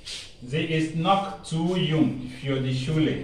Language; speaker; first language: German; non-native, learner; Akan